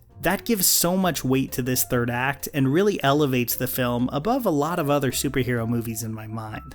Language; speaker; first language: English; native; English